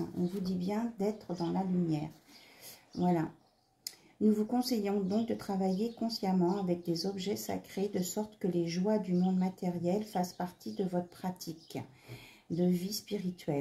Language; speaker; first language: French; native; French